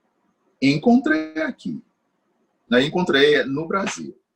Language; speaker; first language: Portuguese; non-native, fluent; English